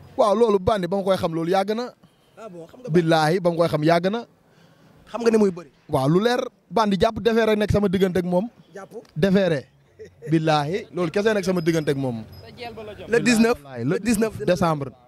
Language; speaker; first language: Wolof; non-native, local second language; Fula